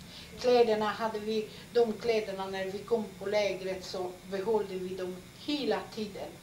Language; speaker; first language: Swedish; non-native, fluent; Polish